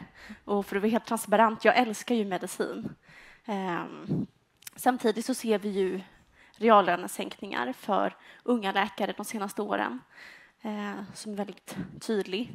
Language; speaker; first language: Swedish; native; Swedish